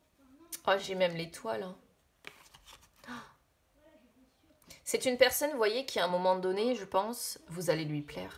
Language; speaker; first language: French; native; French